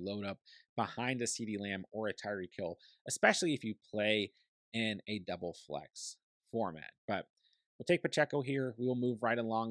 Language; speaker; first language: English; native; English